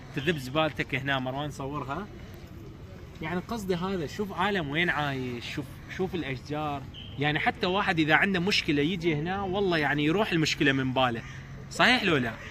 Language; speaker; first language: Arabic; non-native, local second language; Azerbaijani